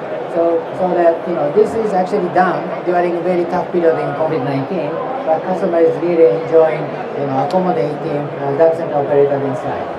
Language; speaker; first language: English; non-native, fluent; Japanese